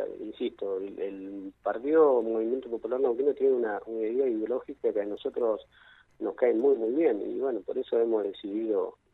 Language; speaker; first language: Spanish; native; Spanish